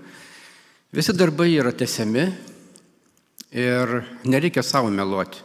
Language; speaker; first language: Lithuanian; native; Lithuanian